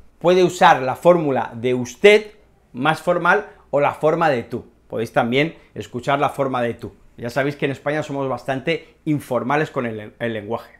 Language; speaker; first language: Spanish; native; Spanish